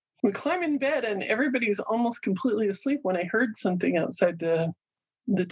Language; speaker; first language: English; native; English